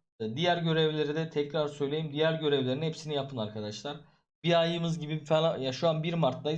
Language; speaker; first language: Turkish; native; Turkish